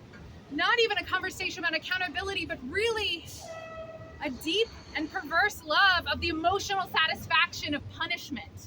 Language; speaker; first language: English; native; English